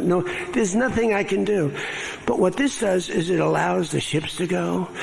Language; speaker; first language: English; native; English